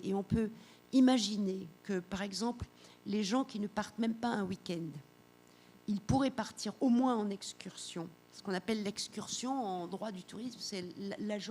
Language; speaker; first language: French; native; French